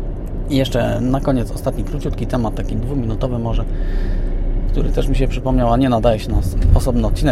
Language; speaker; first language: Polish; native; Polish